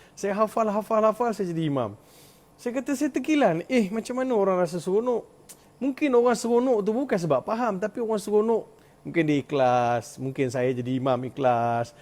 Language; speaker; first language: Malay; non-native, local second language; Tamil